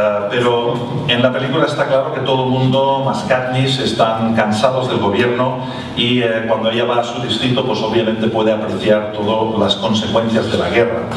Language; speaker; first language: Spanish; native; Spanish